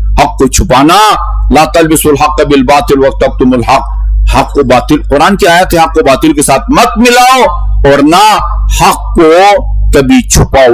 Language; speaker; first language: Urdu; non-native, local second language; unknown